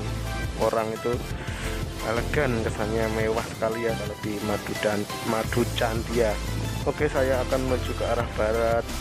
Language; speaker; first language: Indonesian; non-native, local second language; Javanese